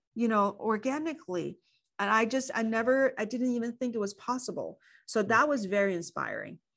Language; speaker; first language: English; non-native, fluent; Chinese